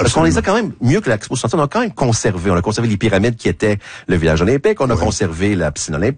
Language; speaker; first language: French; native; French